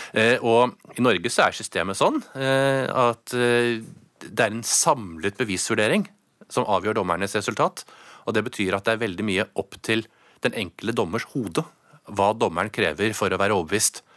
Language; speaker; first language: Norwegian; native; Norwegian